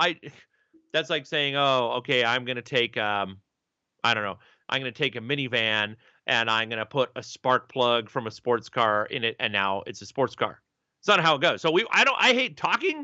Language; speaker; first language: English; native; English